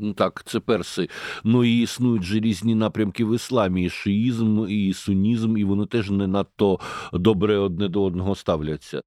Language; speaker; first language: Ukrainian; native; Ukrainian